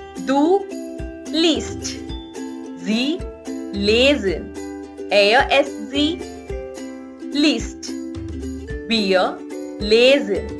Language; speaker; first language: German; non-native, fluent; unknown